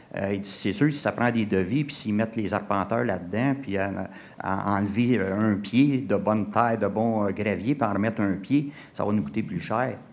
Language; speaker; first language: French; native; French